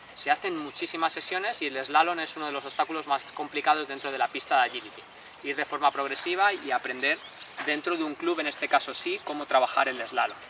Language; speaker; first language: Spanish; native; Spanish